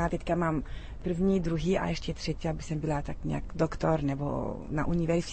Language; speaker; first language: Czech; early bilingual, heritage; Arabic